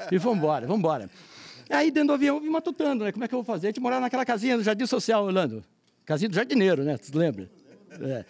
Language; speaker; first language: Portuguese; native; Portuguese